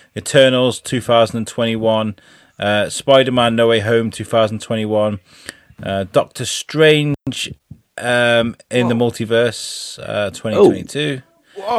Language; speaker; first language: English; native; English